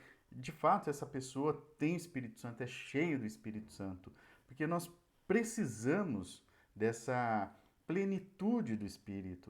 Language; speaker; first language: Portuguese; native; Portuguese